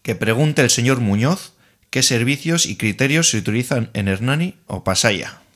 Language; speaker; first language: Spanish; non-native, local second language; Basque